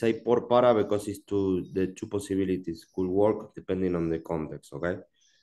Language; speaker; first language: English; non-native, learner; Spanish